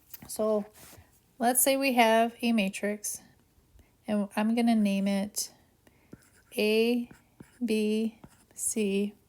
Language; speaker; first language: English; native; English